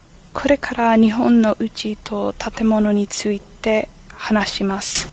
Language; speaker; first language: Japanese; non-native, learner; English